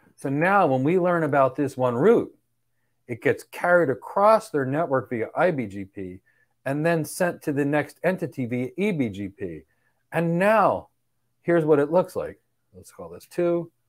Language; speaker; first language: English; native; English